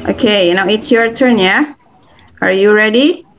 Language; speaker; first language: English; non-native, fluent; Indonesian